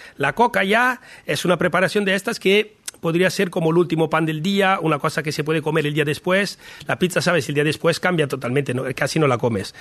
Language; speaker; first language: Spanish; non-native, fluent; Italian